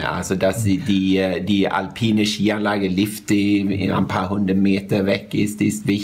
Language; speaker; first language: German; non-native, fluent; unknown